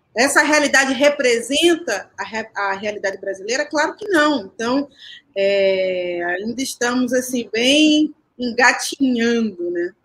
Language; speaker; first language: Portuguese; native; Portuguese